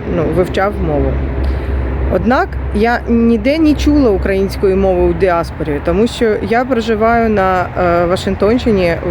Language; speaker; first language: Ukrainian; non-native, local second language; Russian